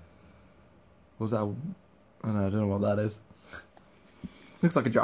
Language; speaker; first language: English; native; English